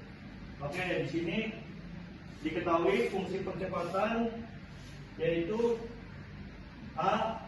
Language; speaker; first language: Indonesian; native; Indonesian